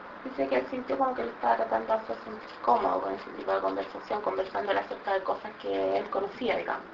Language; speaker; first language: Spanish; native; Spanish